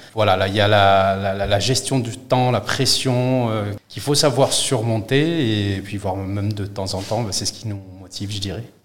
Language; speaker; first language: French; native; French